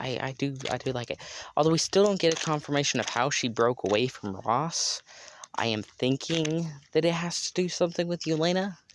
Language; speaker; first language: English; native; English